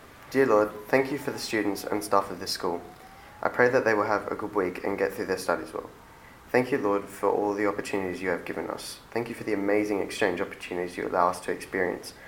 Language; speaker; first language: English; native; English